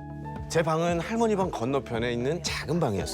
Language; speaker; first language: Korean; native; Korean